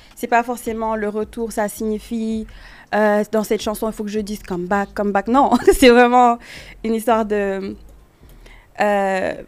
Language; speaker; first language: French; non-native, local second language; Wolof